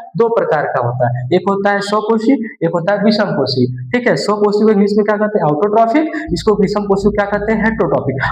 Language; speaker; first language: Hindi; native; Hindi